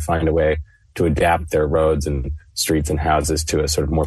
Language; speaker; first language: English; native; English